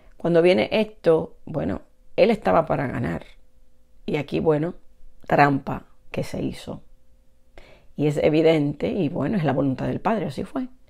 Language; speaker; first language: Spanish; native; Spanish